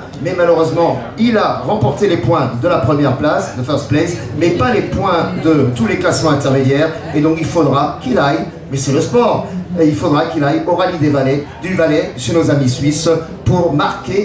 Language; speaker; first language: French; native; French